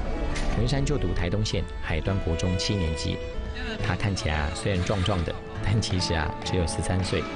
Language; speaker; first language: Chinese; native; Chinese